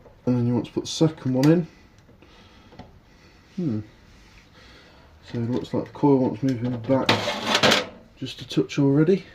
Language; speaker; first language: English; native; English